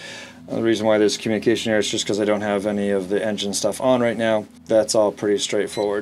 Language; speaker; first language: English; native; English